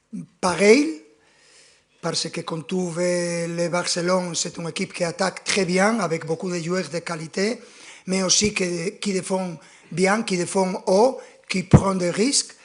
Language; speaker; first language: French; non-native, fluent; Spanish